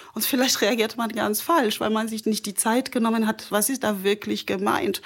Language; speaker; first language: German; non-native, fluent; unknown